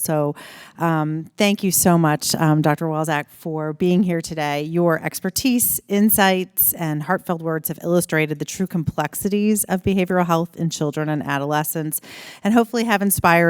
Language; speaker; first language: English; native; English